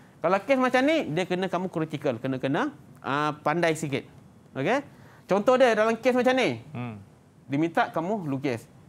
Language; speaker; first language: Malay; native; Malay